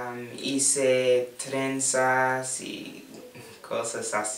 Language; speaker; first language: Spanish; non-native, learner; English